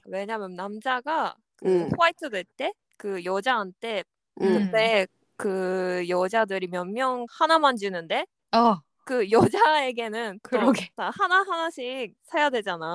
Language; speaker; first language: Korean; non-native, fluent; Japanese